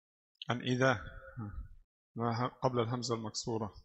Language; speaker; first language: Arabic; non-native, fluent; Indonesian